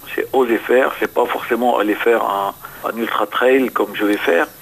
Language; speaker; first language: French; non-native, local second language; Arabic